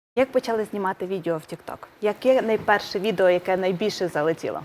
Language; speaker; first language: Ukrainian; native; Ukrainian